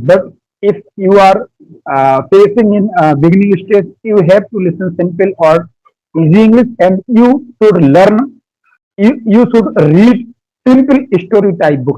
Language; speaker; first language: English; non-native, learner; Hindi